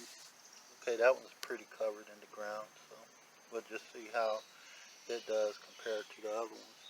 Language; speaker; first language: English; native; English